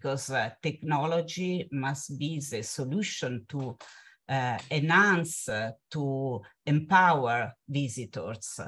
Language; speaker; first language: English; non-native, fluent; Italian